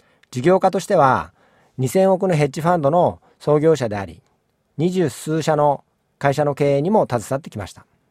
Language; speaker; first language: Japanese; native; Japanese